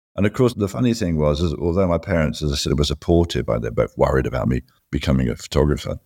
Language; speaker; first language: English; native; English